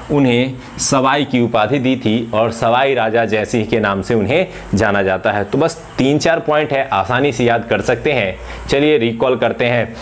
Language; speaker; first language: Hindi; non-native, local second language; Marathi